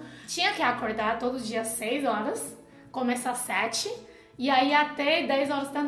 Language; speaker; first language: Portuguese; non-native, fluent; Chinese